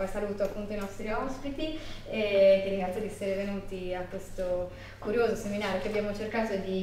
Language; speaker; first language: Italian; native; Italian